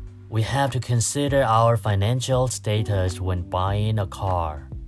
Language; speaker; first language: English; non-native, fluent; Chinese